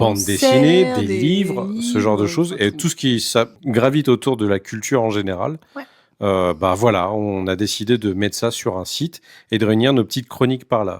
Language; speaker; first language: French; native; French